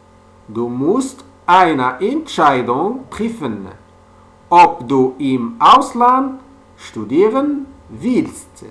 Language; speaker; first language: German; non-native, fluent; French